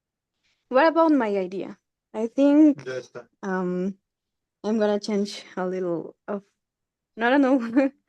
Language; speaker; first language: English; non-native, learner; Spanish